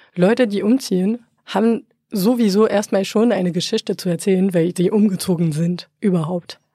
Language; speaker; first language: German; non-native, fluent; French